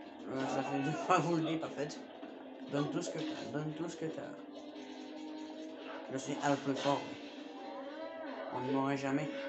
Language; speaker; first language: French; native; French